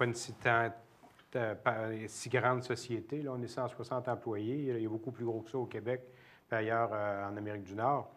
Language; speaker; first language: French; native; French